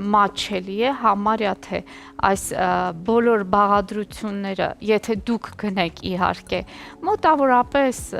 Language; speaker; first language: Armenian; native; Armenian